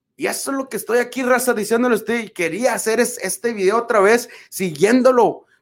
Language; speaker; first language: Spanish; early bilingual, other home language; English